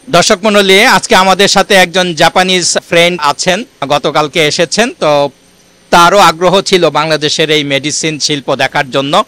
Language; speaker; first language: Bangla; native; Bangla